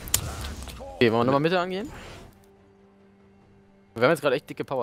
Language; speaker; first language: German; native; German